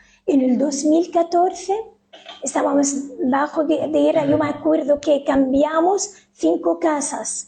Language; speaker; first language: Spanish; non-native, fluent; Arabic